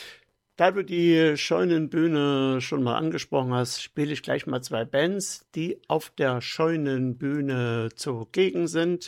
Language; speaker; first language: German; native; German